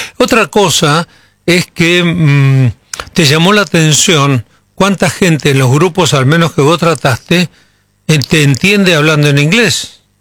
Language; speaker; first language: Spanish; native; Spanish